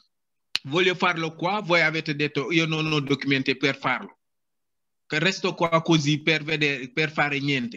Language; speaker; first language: Italian; non-native, learner; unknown